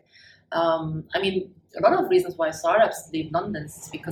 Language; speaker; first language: English; non-native, fluent; German